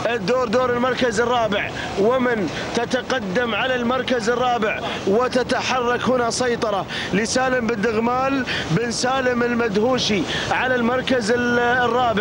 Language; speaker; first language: Arabic; native; Arabic